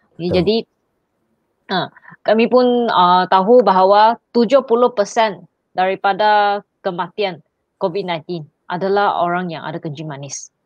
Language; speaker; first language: Malay; non-native, local second language; Chinese